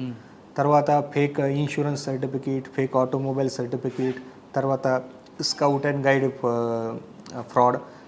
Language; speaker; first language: Telugu; non-native, learner; Marathi